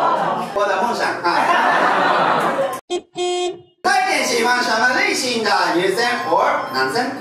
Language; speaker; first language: Chinese; non-native, fluent; Japanese